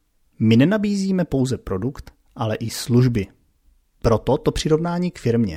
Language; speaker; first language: Czech; native; Czech